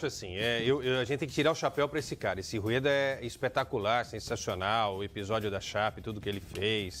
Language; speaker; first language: Portuguese; native; Portuguese